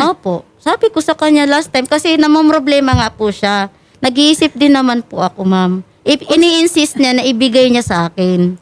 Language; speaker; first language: Filipino; native; Filipino